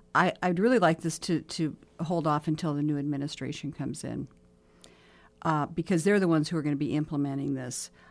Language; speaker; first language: English; native; English